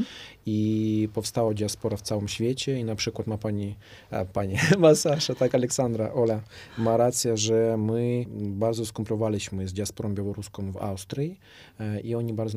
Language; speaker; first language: Polish; non-native, fluent; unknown